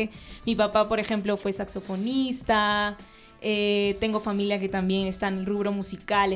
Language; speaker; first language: Spanish; native; Spanish